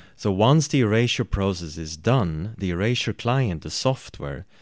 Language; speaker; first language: English; non-native, fluent; Swedish